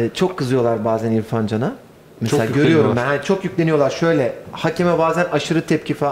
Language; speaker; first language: Turkish; native; Turkish